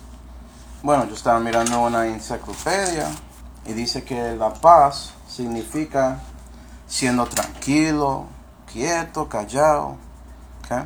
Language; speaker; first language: Spanish; early bilingual, heritage; Spanish